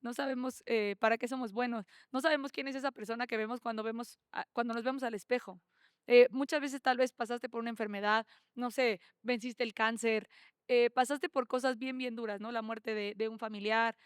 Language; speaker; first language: Spanish; native; Spanish